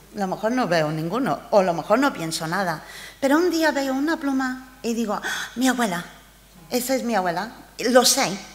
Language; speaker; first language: Spanish; non-native, fluent; English